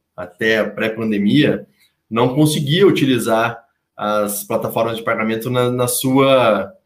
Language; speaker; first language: Portuguese; native; Portuguese